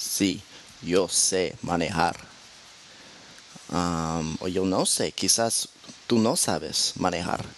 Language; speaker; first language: Spanish; non-native, fluent; English